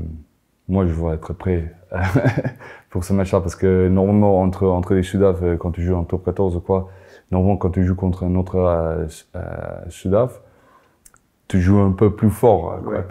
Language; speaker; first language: French; non-native, fluent; Afrikaans